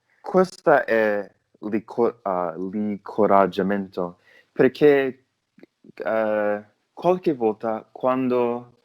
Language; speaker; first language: Italian; non-native, learner; English